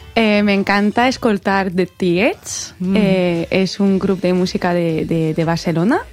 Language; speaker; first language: Catalan; non-native, learner; French